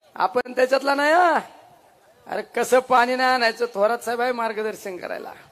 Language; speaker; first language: Marathi; native; Marathi